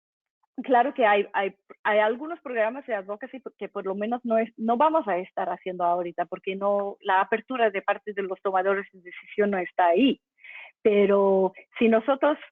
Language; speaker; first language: Spanish; non-native, fluent; English